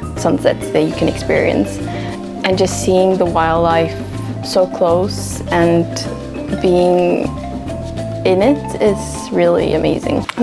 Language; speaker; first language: English; non-native, fluent; Swedish